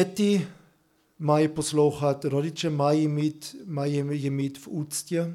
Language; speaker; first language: Czech; non-native, fluent; German